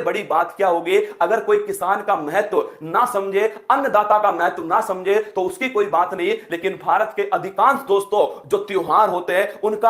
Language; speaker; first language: Hindi; native; Hindi